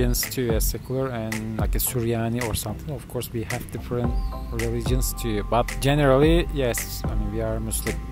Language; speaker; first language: English; non-native, fluent; Turkish